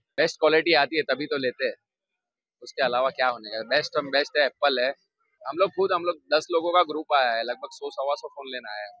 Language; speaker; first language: Hindi; non-native, local second language; Gujarati